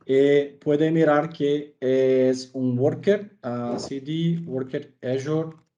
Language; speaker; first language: Spanish; non-native, fluent; Portuguese